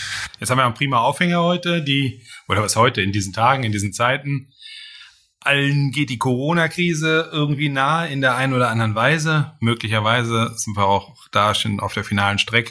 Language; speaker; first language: German; native; German